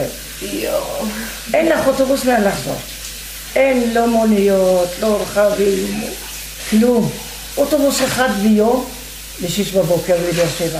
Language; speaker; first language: Hebrew; non-native, fluent; Arabic